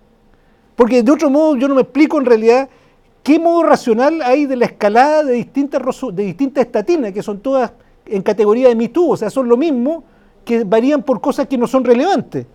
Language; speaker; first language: Spanish; native; Spanish